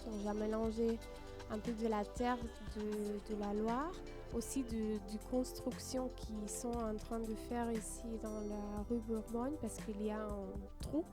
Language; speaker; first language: French; non-native, fluent; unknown